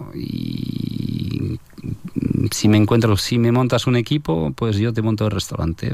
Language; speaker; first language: Spanish; non-native, fluent; French